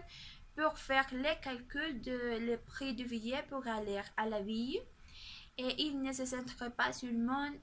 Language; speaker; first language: French; non-native, learner; Spanish